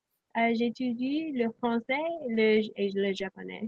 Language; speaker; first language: French; non-native, learner; English